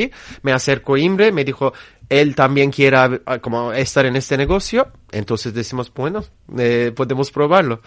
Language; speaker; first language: Spanish; non-native, fluent; Turkish